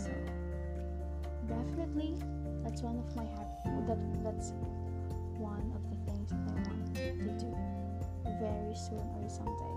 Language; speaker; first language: English; non-native, local second language; Masbatenyo